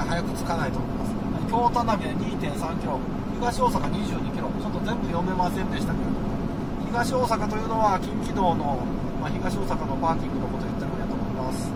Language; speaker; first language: Japanese; native; Japanese